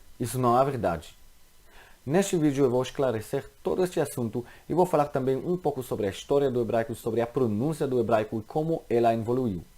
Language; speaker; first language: Portuguese; non-native, fluent; Hebrew